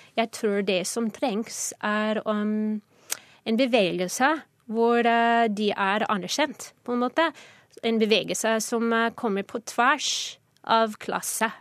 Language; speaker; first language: Norwegian; non-native, fluent; English